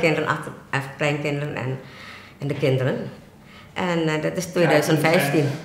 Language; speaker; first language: Dutch; early bilingual, other home language; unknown